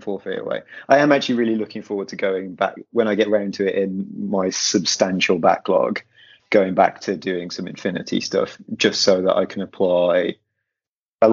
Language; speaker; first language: English; native; English